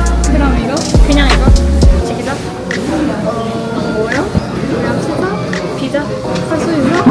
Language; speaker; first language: Korean; non-native, learner; Filipino